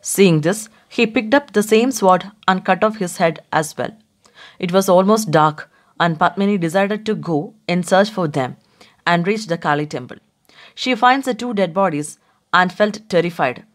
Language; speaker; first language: English; non-native, local second language; Malayalam